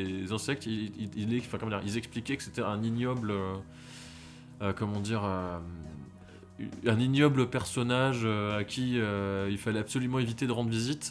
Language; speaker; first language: French; native; French